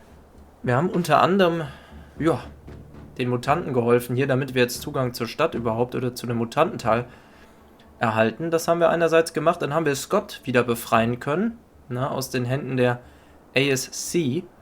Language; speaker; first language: German; native; German